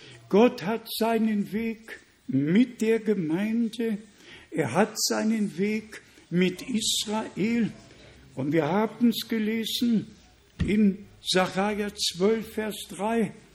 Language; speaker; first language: German; native; German